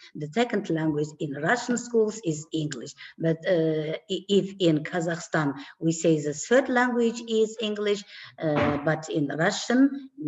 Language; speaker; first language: English; non-native, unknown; Kazakh